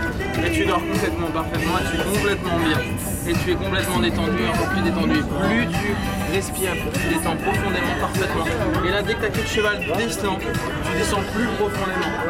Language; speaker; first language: French; native; French